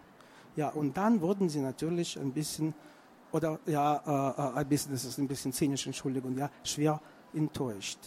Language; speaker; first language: German; non-native, fluent; Russian